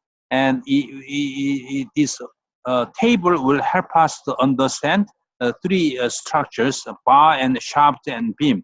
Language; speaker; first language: English; non-native, fluent; Korean